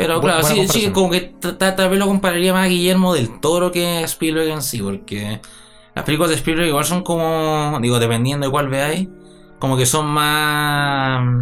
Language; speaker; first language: Spanish; native; Spanish